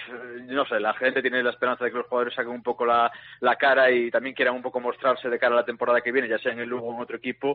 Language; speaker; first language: Spanish; native; Spanish